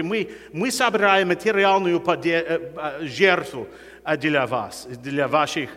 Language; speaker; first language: Russian; non-native, fluent; English